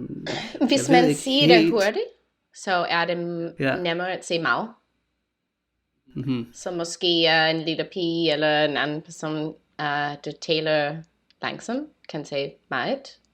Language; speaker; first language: Danish; non-native, fluent; English